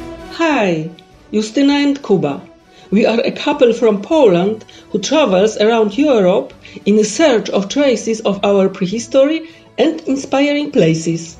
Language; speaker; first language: English; non-native, fluent; Polish